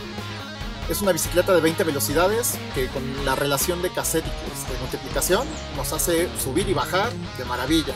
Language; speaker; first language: Spanish; native; Spanish